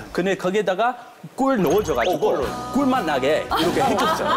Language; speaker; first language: Korean; non-native, fluent; English